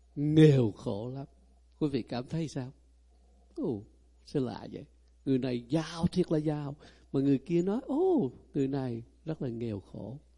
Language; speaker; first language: Vietnamese; native; Vietnamese